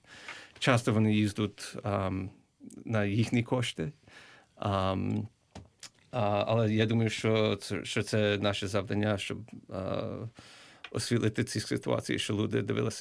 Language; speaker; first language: Ukrainian; early bilingual, heritage; English